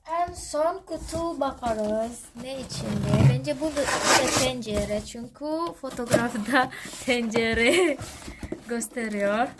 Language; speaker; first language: Turkish; non-native, learner; Indonesian